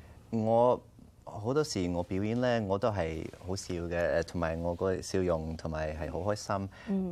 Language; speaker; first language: Cantonese; early bilingual, heritage; Cantonese